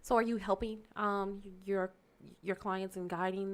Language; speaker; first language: English; native; English